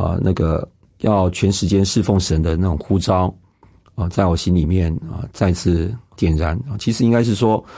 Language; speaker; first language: Chinese; non-native, local second language; Hakka Chinese